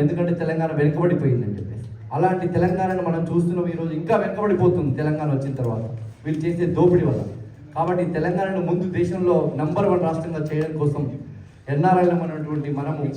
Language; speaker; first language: Telugu; native; Telugu